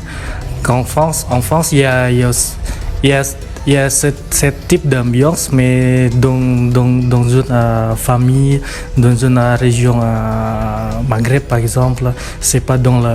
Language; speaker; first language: French; non-native, fluent; Indonesian